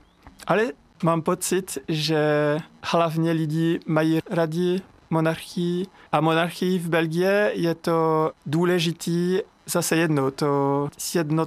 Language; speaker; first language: Czech; non-native, fluent; French